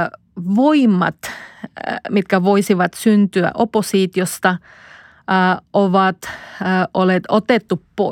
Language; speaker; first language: Finnish; non-native, fluent; Spanish